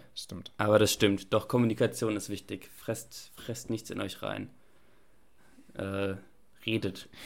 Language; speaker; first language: German; native; German